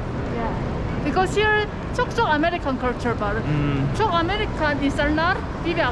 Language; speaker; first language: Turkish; non-native, learner; Korean